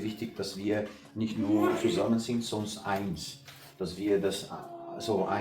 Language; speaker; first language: German; non-native, learner; Portuguese